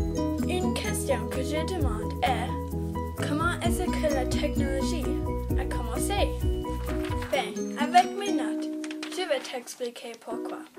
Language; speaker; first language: French; non-native, local second language; English